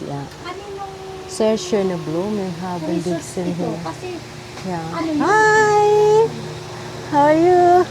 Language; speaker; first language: German; non-native, learner; Filipino